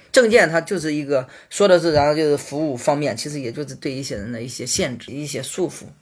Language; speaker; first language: Chinese; native; Chinese